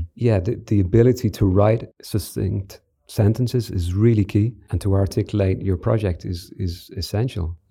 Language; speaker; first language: English; native; English